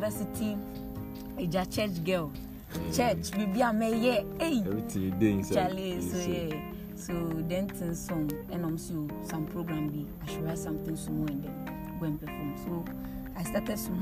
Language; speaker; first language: English; non-native, local second language; Akan